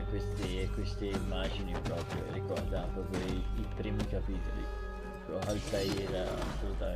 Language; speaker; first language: Italian; native; Italian